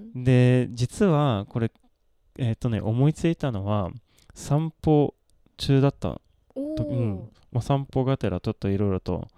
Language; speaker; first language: Japanese; non-native, fluent; Swedish